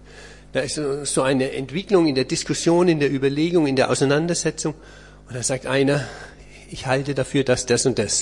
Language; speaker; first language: German; native; German